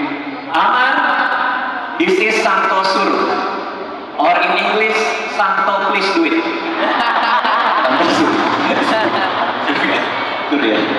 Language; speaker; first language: English; non-native, fluent; Indonesian